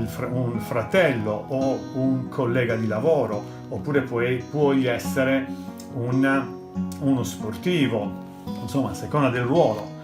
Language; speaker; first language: Italian; native; Italian